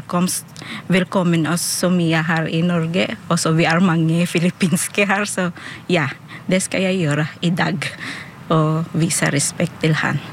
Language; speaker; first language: Norwegian; non-native, learner; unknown